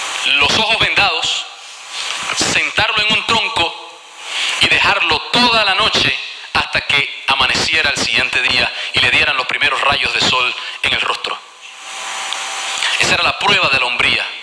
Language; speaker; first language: Spanish; native; Spanish